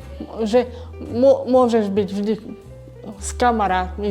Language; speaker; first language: Slovak; non-native, local second language; Hungarian